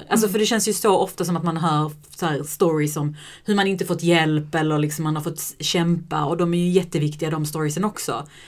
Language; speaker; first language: Swedish; native; Swedish